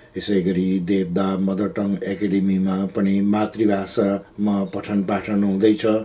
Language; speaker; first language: Nepali; non-native, local second language; Gurung